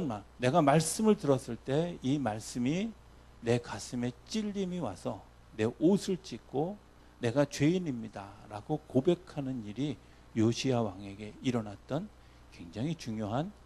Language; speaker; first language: Korean; native; Korean